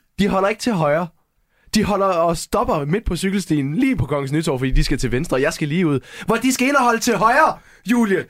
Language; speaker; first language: Danish; native; Danish